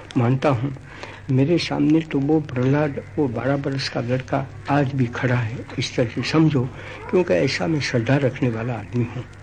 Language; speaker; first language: Hindi; non-native, local second language; Gujarati